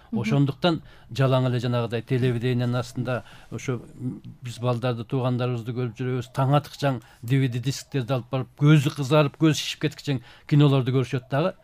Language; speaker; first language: Kyrgyz; native; Kyrgyz